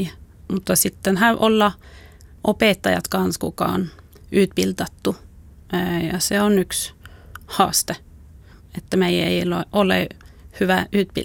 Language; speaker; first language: Finnish; non-native, local second language; Swedish